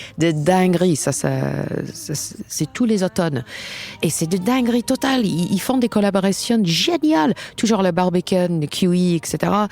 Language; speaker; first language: French; non-native, fluent; English